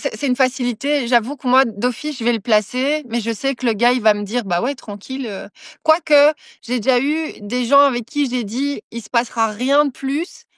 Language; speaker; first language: French; native; French